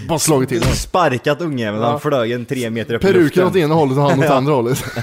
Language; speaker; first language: Swedish; native; Swedish